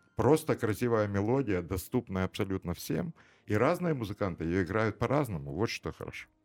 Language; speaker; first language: Russian; native; Russian